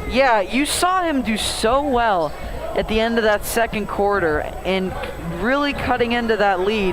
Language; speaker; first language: English; native; English